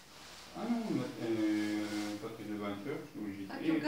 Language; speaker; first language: French; native; French